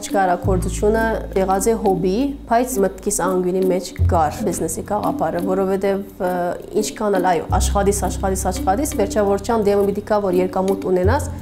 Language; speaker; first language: Armenian; early bilingual, heritage; Armenian